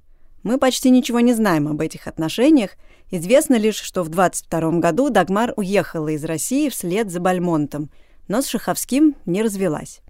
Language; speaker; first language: Russian; native; Russian